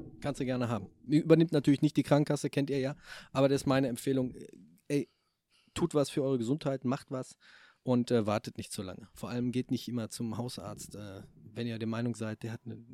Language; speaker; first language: German; native; German